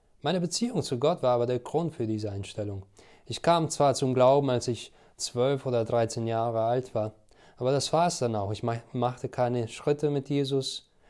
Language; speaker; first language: German; non-native, fluent; Albanian